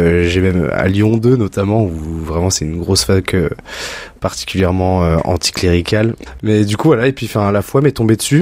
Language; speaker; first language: French; native; French